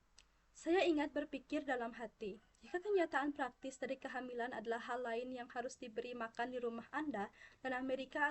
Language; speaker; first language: Indonesian; non-native, local second language; Balinese